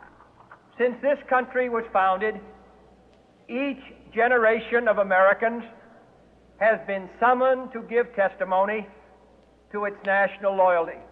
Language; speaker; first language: English; native; English